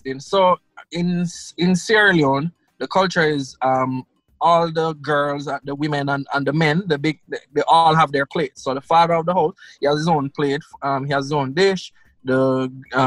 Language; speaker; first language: English; non-native, local second language; Krio